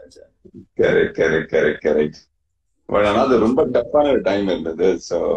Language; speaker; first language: Tamil; non-native, fluent; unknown